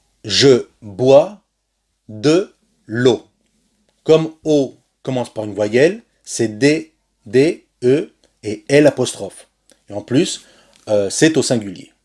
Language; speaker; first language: French; non-native, fluent; Spanish